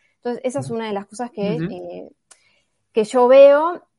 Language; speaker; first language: Spanish; native; Spanish